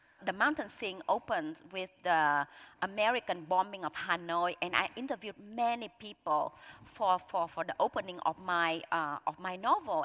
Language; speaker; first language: English; non-native, fluent; Vietnamese